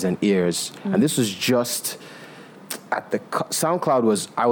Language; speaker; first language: English; non-native, local second language; Yoruba